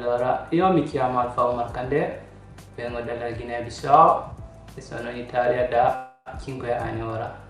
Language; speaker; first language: Italian; non-native, learner; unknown